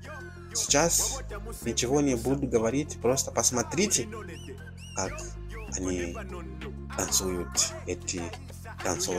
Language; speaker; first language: Russian; non-native, fluent; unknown